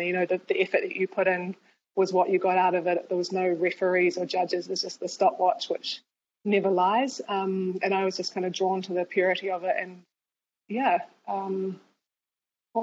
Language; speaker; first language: English; native; English